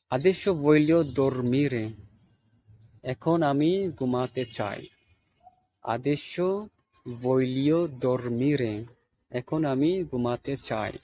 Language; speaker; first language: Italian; non-native, fluent; Bangla